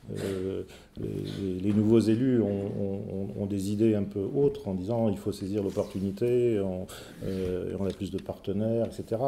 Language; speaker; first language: French; native; French